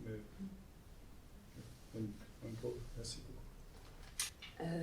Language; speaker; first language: French; non-native, learner; Danish